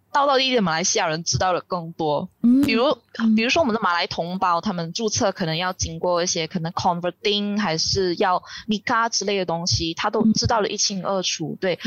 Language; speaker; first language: Chinese; native; Chinese